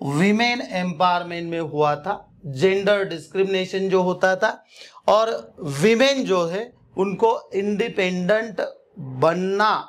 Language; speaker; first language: Hindi; non-native, local second language; Marathi